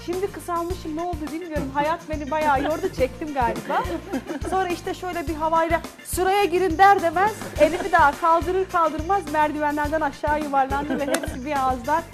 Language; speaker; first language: Turkish; non-native, fluent; Arabic